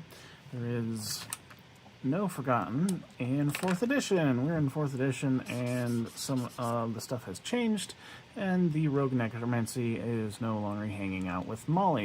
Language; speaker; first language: English; native; English